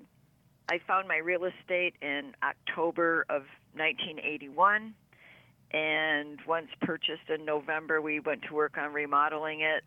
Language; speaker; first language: English; native; English